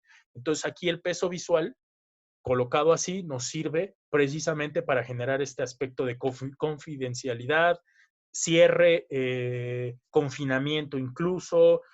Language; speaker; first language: Spanish; native; Spanish